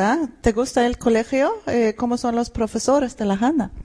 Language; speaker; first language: Spanish; non-native, fluent; Swedish